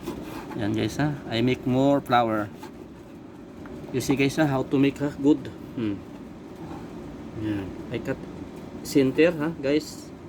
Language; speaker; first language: English; non-native, learner; Filipino